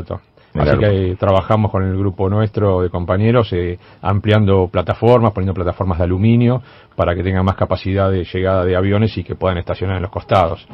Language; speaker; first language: Spanish; native; Spanish